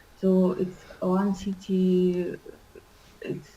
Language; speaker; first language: English; non-native, learner; Russian